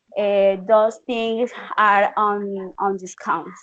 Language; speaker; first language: English; non-native, learner; Spanish